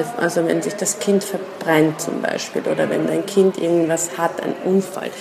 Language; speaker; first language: German; early bilingual, other home language; Persian